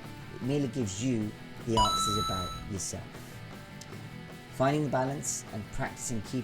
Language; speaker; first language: English; native; English